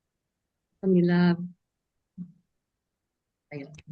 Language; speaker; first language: Arabic; non-native, learner; Malay